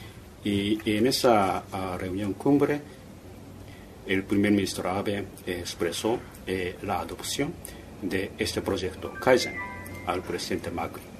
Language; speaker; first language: Spanish; non-native, fluent; Japanese